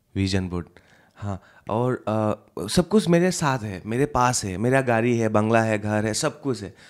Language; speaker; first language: Hindi; non-native, local second language; Assamese